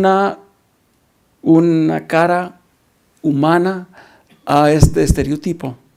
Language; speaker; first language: Spanish; early bilingual, heritage; Spanish